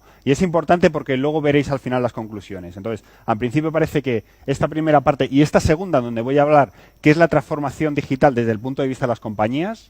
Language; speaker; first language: Spanish; native; Spanish